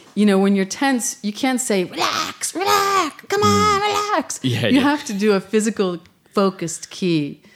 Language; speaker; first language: English; native; English